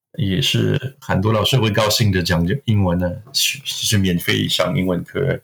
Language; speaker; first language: Chinese; non-native, fluent; French